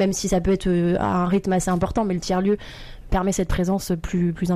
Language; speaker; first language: French; native; French